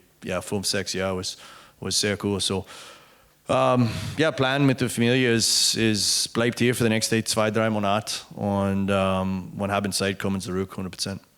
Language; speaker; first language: German; non-native, learner; English